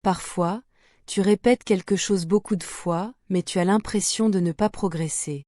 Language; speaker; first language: French; non-native, fluent; Portuguese